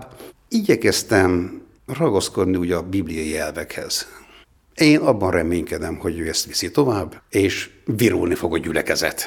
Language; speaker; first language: Hungarian; native; Hungarian